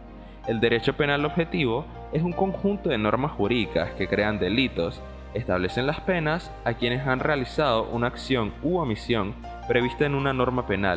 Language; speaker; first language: Spanish; native; Spanish